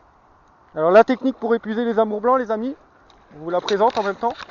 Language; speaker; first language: French; native; French